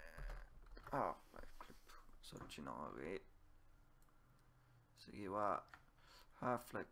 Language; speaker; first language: Japanese; non-native, learner; English